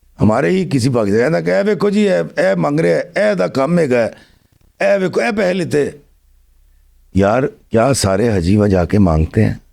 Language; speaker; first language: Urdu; non-native, local second language; Punjabi